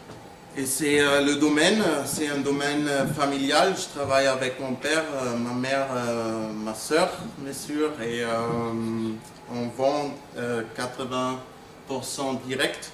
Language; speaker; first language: French; non-native, fluent; German